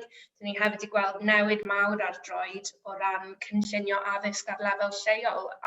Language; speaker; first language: Welsh; native; Welsh